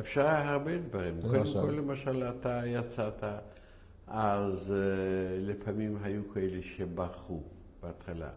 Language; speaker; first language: Hebrew; non-native, fluent; Yiddish